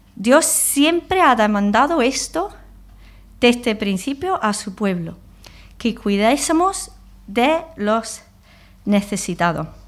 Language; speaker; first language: Spanish; non-native, fluent; English